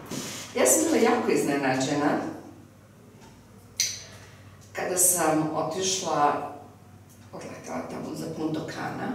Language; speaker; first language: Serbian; early bilingual, heritage; Serbian